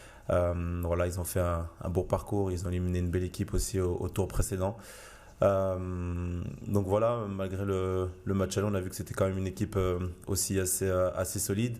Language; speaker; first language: French; native; French